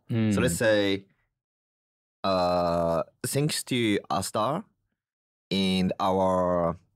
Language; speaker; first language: English; non-native, fluent; Japanese